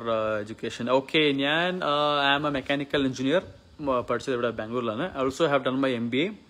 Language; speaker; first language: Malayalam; early bilingual, heritage; Malayalam